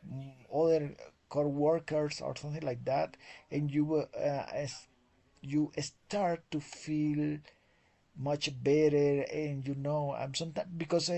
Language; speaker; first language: English; non-native, fluent; Spanish